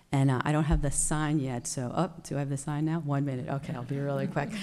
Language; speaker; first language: English; native; English